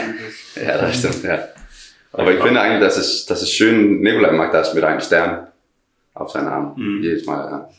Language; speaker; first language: German; non-native, learner; Danish